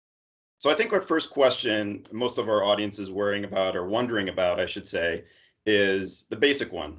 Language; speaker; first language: English; native; English